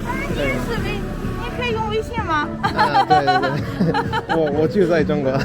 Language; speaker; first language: Chinese; non-native, learner; English